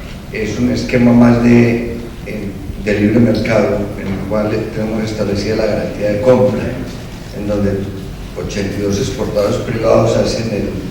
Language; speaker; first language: Spanish; native; Spanish